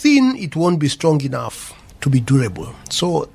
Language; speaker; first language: English; non-native, local second language; Venda